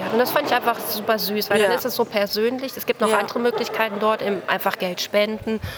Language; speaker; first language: German; native; German